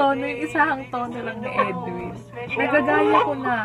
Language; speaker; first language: Filipino; native; Filipino